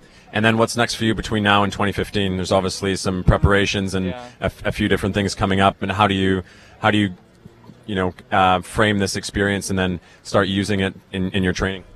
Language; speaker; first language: English; native; English